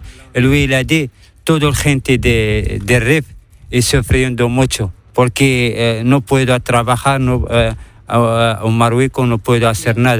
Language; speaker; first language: Spanish; non-native, learner; Arabic